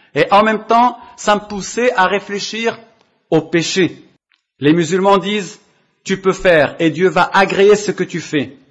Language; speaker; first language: French; non-native, local second language; Arabic